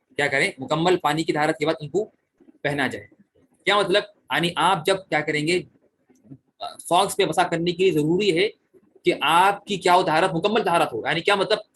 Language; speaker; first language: Urdu; native; Urdu